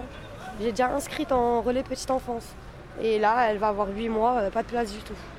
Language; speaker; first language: French; native; French